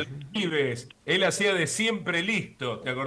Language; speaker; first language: Spanish; native; Spanish